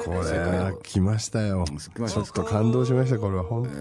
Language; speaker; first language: Japanese; native; Japanese